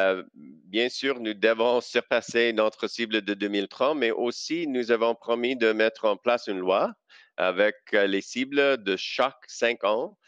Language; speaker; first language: French; non-native, local second language; English